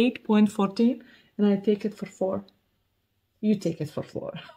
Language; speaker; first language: English; non-native, learner; Bulgarian